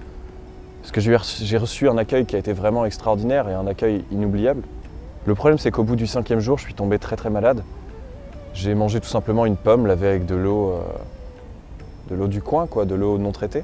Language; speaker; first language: French; native; French